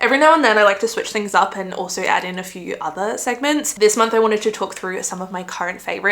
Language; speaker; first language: English; native; English